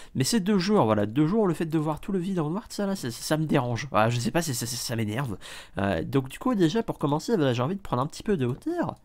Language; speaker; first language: French; native; French